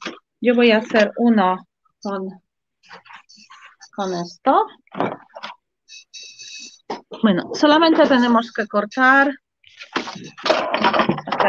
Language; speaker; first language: Spanish; non-native, fluent; Polish